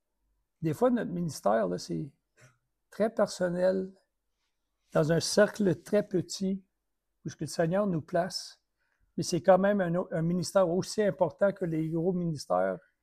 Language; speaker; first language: French; native; French